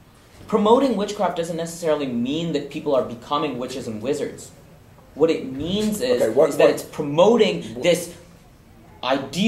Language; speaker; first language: English; native; English